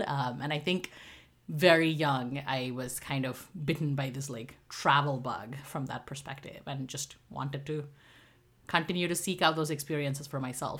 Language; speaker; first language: English; non-native, local second language; Tamil